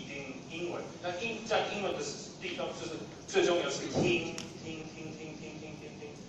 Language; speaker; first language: Chinese; non-native, fluent; English